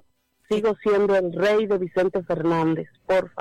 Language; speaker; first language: Spanish; native; Spanish